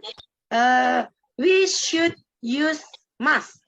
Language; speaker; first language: English; non-native, learner; Indonesian